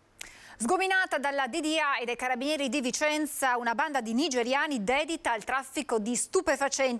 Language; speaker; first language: Italian; native; Italian